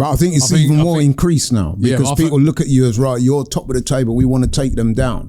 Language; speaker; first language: English; native; English